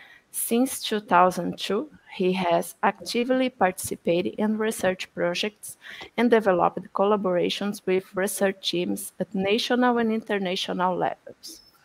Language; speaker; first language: English; non-native, fluent; Portuguese